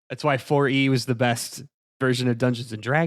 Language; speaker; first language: English; native; English